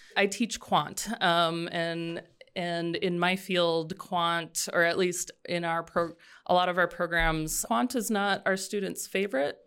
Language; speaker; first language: English; native; English